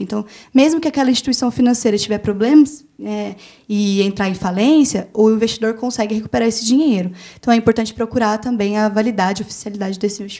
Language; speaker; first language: Portuguese; native; Portuguese